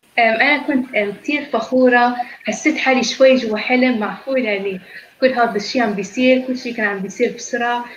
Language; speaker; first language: Arabic; early bilingual, heritage; Arabic